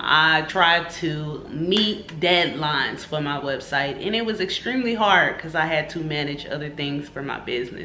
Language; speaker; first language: English; native; English